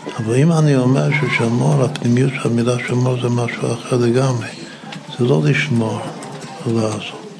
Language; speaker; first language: Hebrew; non-native, fluent; English